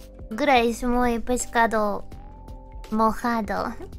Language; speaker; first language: Spanish; non-native, learner; English